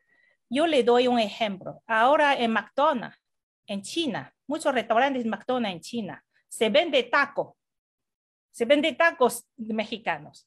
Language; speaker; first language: Spanish; non-native, fluent; Chinese